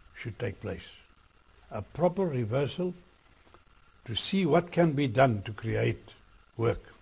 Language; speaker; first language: English; non-native, local second language; Afrikaans